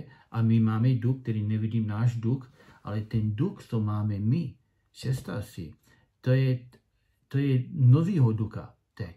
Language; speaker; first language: Czech; non-native, learner; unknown